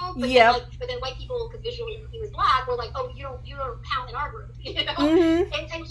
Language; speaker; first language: English; early bilingual, other home language; Spanish